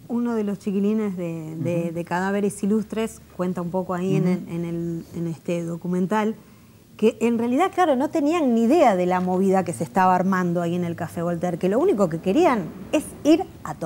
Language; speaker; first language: Spanish; native; Spanish